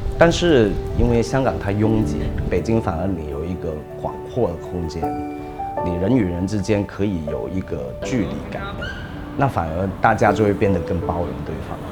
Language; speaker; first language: Chinese; non-native, local second language; Cantonese